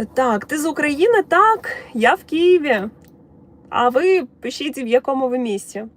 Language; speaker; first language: Ukrainian; non-native, local second language; Russian